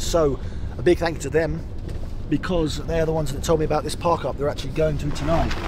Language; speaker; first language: English; native; English